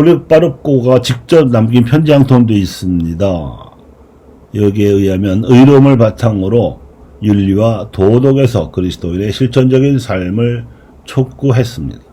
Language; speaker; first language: Korean; native; Korean